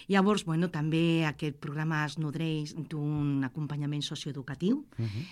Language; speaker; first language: Catalan; native; Catalan